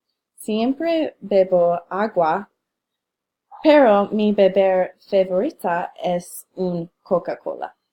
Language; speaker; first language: Spanish; non-native, learner; English